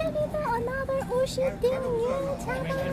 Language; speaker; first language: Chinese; non-native, learner; Korean